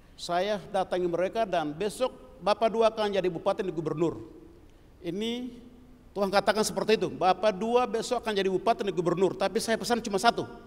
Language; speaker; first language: Indonesian; non-native, local second language; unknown